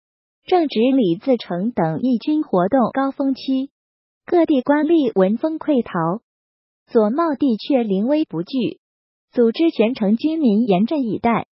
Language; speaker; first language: Chinese; native; Chinese